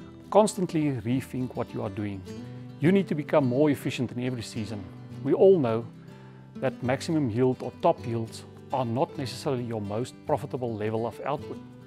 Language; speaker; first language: English; non-native, local second language; Afrikaans